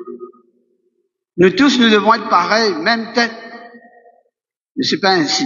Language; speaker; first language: French; non-native, local second language; Morisyen